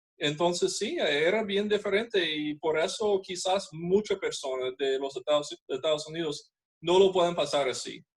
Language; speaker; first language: Spanish; non-native, fluent; English